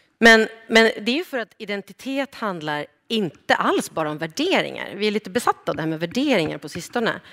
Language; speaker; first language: Swedish; native; Swedish